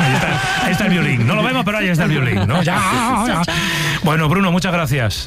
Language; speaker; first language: Spanish; native; Spanish